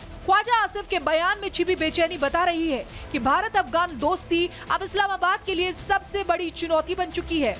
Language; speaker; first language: Hindi; native; Hindi